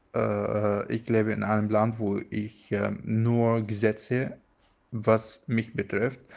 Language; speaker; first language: German; non-native, fluent; Arabic